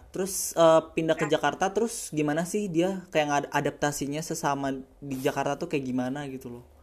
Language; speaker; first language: Indonesian; native; Indonesian